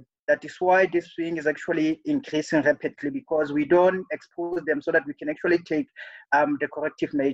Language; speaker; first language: English; non-native, local second language; Southern Sotho